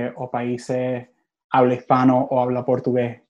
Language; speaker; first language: Spanish; early bilingual, other home language; English